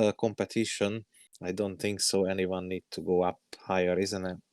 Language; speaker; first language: English; non-native, learner; Hungarian